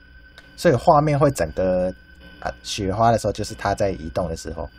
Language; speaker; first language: Chinese; native; Chinese